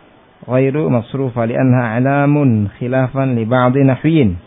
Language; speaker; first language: Arabic; non-native, fluent; Indonesian